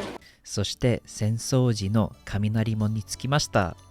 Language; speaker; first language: Japanese; non-native, fluent; English